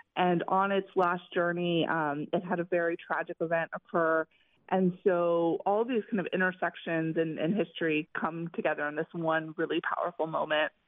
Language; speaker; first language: English; native; English